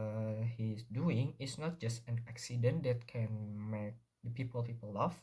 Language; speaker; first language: English; non-native, learner; Indonesian